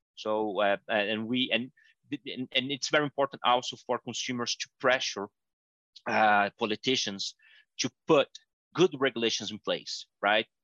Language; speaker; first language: English; non-native, fluent; Portuguese